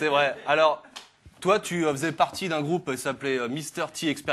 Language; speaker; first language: French; native; French